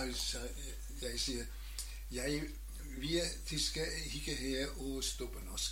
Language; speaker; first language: Norwegian; non-native, learner; German